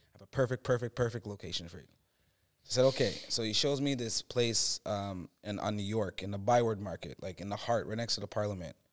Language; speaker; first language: English; native; English